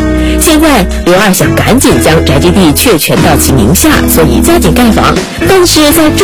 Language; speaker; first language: Chinese; native; Chinese